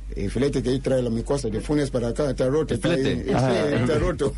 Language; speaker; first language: Spanish; non-native, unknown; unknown